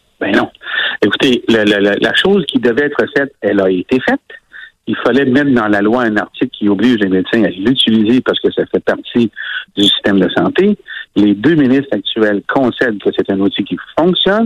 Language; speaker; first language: French; native; French